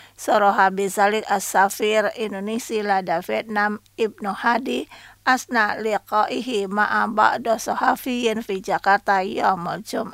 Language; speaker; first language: Arabic; non-native, fluent; Indonesian